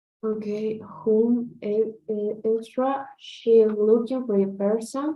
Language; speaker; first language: English; non-native, learner; Spanish